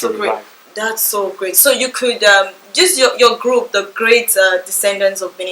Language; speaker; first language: English; non-native, local second language; Yoruba